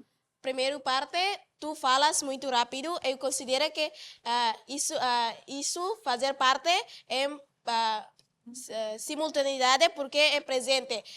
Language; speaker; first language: Portuguese; non-native, learner; Tetum